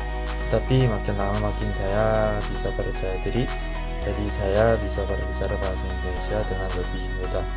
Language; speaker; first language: Indonesian; non-native, learner; Korean